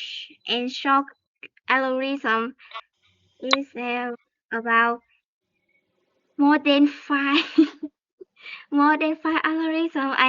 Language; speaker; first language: English; non-native, learner; Vietnamese